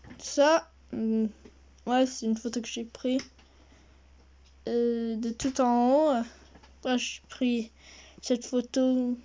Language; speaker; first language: French; early bilingual, heritage; French